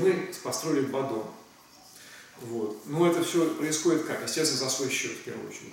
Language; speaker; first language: Russian; native; Russian